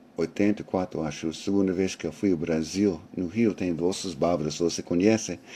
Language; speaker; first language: Portuguese; non-native, fluent; English